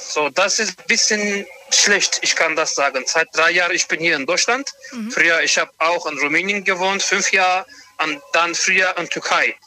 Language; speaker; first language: German; non-native, learner; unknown